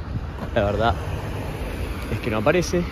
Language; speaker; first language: Spanish; native; Spanish